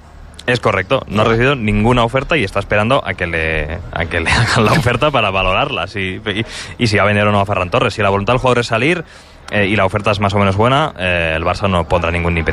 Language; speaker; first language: Spanish; native; Spanish